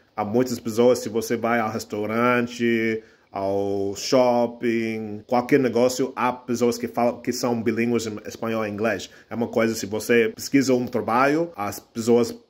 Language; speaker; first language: Portuguese; non-native, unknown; English